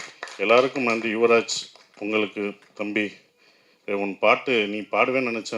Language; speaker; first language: Tamil; native; Tamil